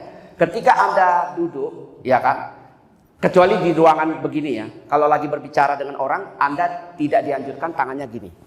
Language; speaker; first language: Indonesian; native; Indonesian